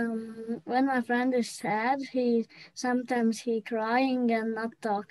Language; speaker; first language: English; non-native, learner; Croatian